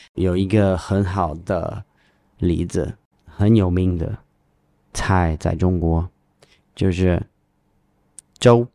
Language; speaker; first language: Chinese; non-native, learner; English